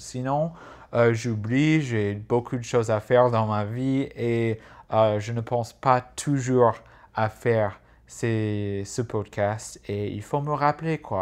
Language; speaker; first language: French; non-native, fluent; English